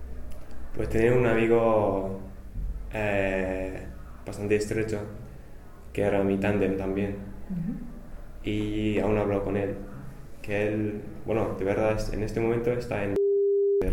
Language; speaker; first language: Spanish; non-native, fluent; English